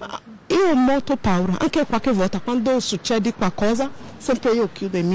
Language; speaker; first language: Italian; non-native, learner; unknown